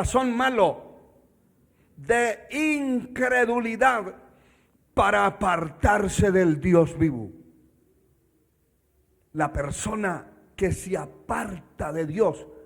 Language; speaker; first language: Spanish; native; Spanish